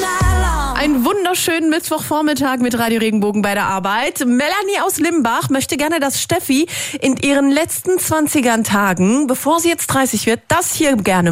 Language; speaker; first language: German; native; German